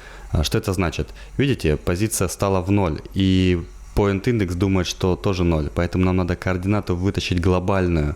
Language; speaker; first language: Russian; native; Russian